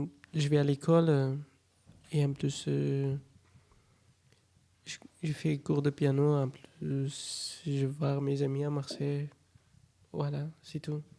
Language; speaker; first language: French; non-native, learner; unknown